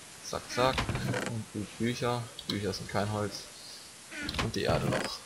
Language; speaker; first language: German; native; German